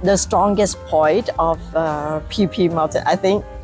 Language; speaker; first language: English; non-native, learner; Thai